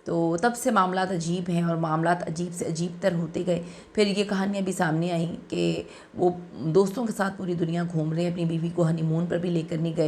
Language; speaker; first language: Urdu; native; Urdu